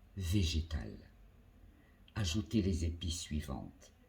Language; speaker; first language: French; non-native, local second language; Arabic